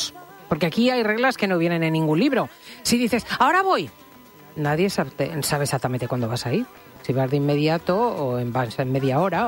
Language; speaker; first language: Spanish; native; Spanish